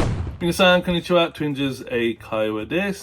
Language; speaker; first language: Japanese; non-native, fluent; English